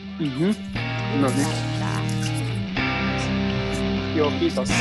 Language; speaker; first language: Finnish; non-native, learner; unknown